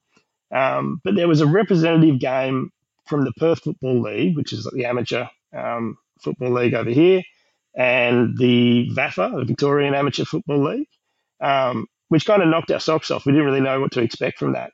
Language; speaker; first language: English; native; English